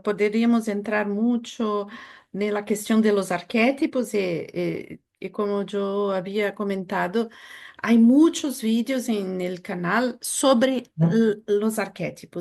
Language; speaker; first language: Spanish; non-native, fluent; Portuguese